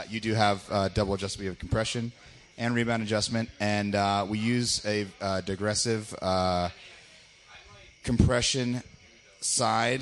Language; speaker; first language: English; native; English